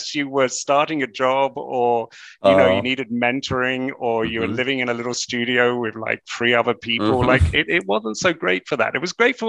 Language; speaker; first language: English; native; English